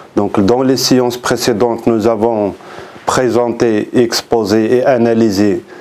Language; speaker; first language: French; non-native, local second language; Arabic